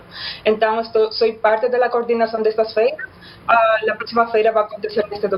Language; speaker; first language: Portuguese; non-native, learner; Spanish